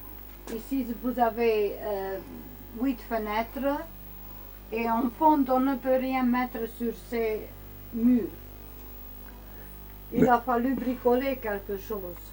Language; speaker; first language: French; non-native, learner; Romanian